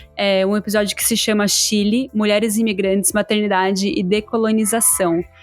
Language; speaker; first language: Portuguese; native; Portuguese